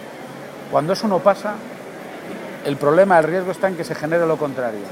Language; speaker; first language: Spanish; native; Spanish